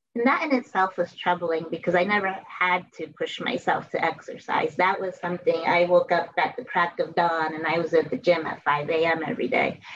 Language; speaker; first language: English; native; English